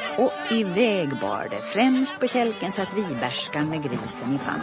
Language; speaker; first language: Swedish; native; Swedish